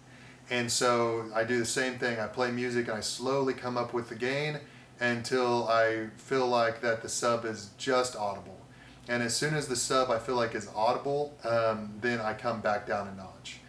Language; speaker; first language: English; native; English